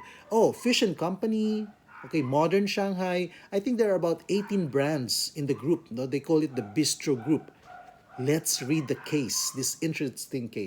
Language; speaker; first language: English; non-native, local second language; Filipino